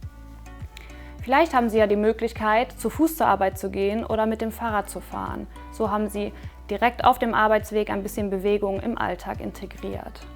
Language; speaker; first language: German; native; German